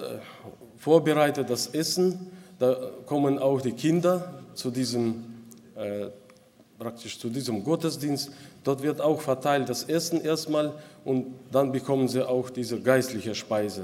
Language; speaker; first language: German; non-native, local second language; Russian